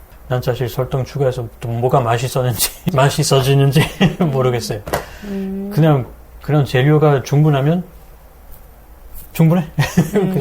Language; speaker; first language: Korean; non-native, fluent; French